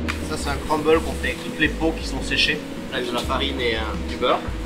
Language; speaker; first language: French; native; French